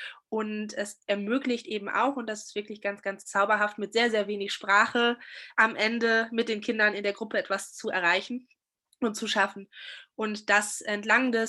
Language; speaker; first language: German; native; German